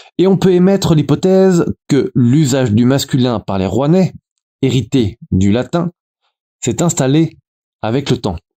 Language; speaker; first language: French; native; French